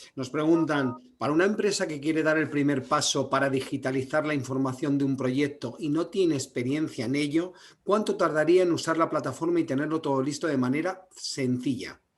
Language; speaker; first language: Spanish; native; Spanish